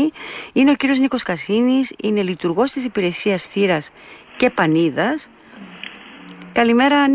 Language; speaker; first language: Greek; native; Greek